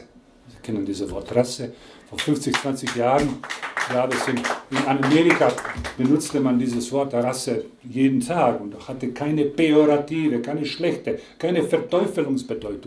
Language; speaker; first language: German; non-native, fluent; Croatian